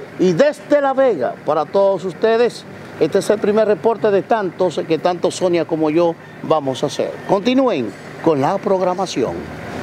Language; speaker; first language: Spanish; native; Spanish